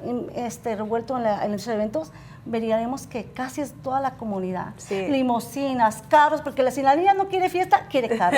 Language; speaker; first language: Spanish; native; Spanish